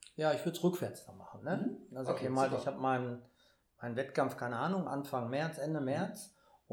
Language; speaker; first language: German; native; German